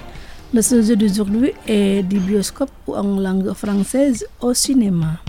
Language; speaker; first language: French; non-native, fluent; Indonesian